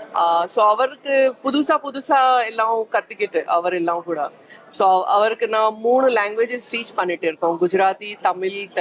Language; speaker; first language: Tamil; non-native, fluent; Gujarati